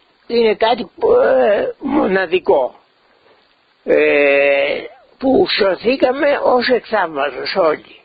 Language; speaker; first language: Greek; non-native, local second language; Ladino